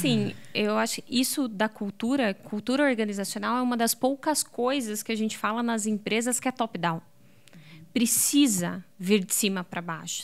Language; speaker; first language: Portuguese; native; Portuguese